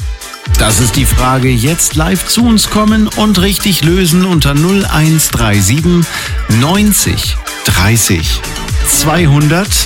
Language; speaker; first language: German; native; German